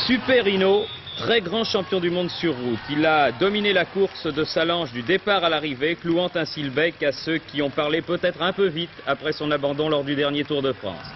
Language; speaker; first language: French; native; French